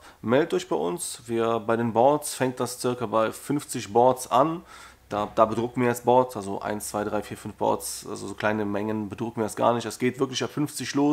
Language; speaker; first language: German; native; German